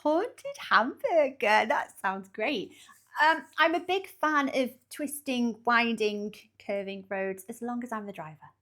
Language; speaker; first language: English; native; English